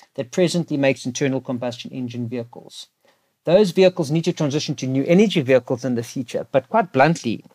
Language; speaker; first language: English; native; English